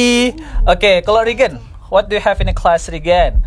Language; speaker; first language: English; non-native, learner; Indonesian